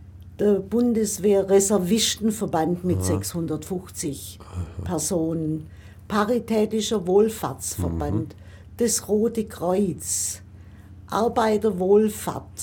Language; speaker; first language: German; native; German